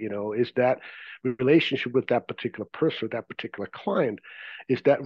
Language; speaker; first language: English; non-native, fluent; Swiss German